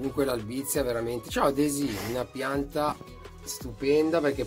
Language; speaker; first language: Italian; native; Italian